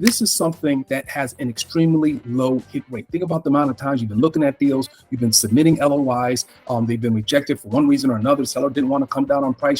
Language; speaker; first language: English; native; English